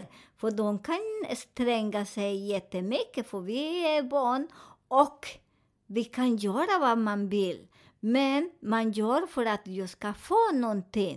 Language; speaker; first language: Swedish; non-native, learner; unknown